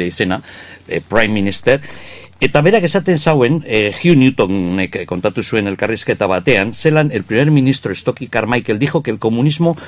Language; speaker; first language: Spanish; non-native, local second language; Basque